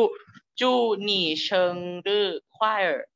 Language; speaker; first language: Chinese; non-native, learner; Thai